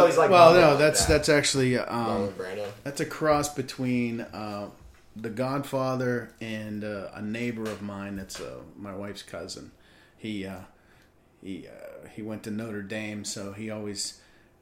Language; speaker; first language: English; native; English